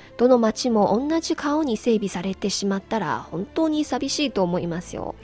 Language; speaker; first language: Japanese; non-native, fluent; Chinese